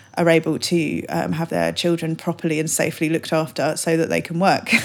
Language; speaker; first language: English; native; English